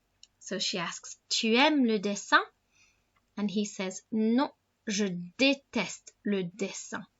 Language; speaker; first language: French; non-native, fluent; English